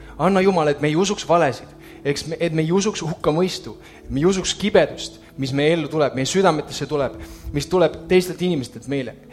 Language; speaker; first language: Estonian; native; Estonian